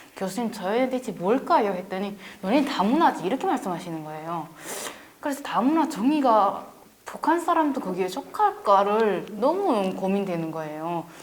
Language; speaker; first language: Korean; native; Korean